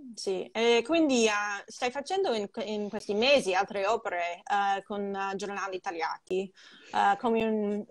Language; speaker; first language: Italian; non-native, fluent; English